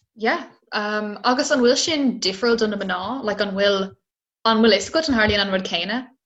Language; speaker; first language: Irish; non-native, local second language; English